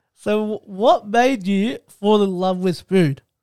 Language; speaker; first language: English; early bilingual, other home language; Arabic